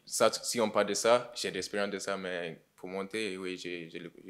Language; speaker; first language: French; non-native, learner; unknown